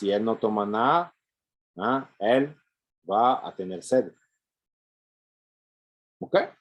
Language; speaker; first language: Spanish; non-native, fluent; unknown